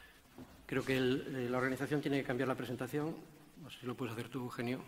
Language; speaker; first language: Spanish; native; Spanish